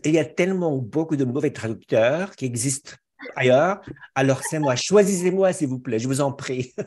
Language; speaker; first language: French; non-native, learner; English